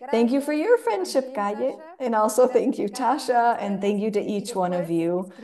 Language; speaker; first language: English; non-native, fluent; Spanish